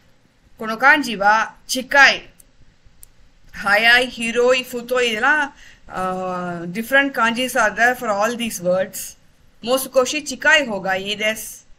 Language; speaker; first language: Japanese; non-native, fluent; Tamil